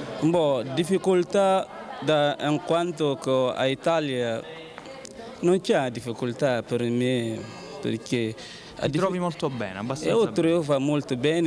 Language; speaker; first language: Italian; non-native, learner; Portuguese